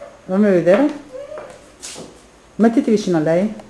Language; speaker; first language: Italian; native; Italian